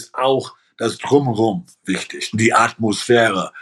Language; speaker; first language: German; early bilingual, heritage; German